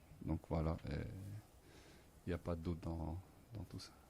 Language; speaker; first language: French; non-native, local second language; Arabic